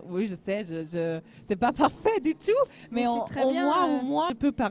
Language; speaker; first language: French; non-native, learner; German